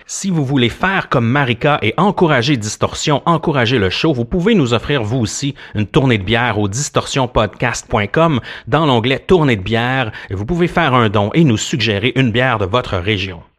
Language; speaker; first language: French; native; French